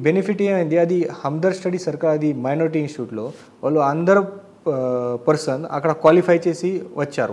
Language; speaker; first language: Telugu; non-native, learner; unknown